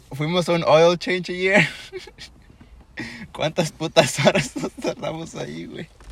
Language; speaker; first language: Spanish; early bilingual, heritage; Spanish